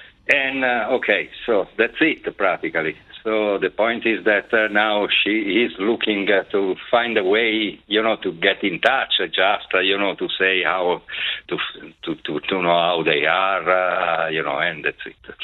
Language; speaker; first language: English; non-native, fluent; Italian